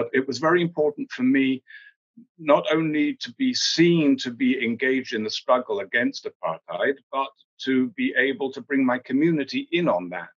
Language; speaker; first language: English; native; English